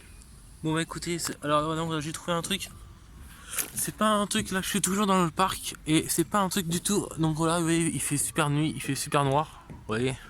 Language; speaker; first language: French; native; French